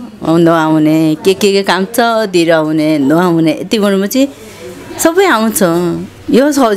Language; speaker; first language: Nepali; non-native, learner; Korean